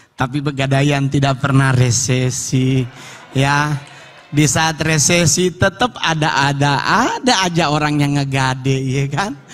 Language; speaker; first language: Indonesian; native; Indonesian